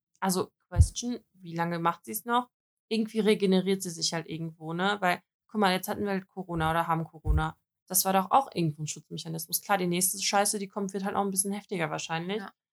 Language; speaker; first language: German; early bilingual, other home language; Russian